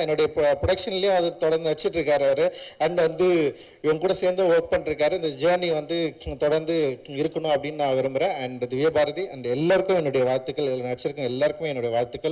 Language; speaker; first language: Tamil; native; Tamil